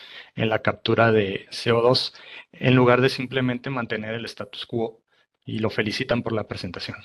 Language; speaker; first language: Spanish; native; Spanish